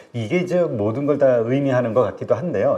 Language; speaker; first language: Korean; native; Korean